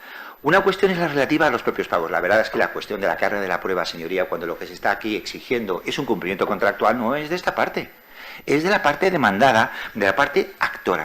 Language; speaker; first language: Spanish; native; Spanish